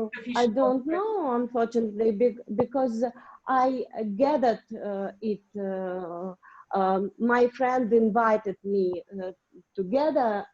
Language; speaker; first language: English; non-native, learner; Russian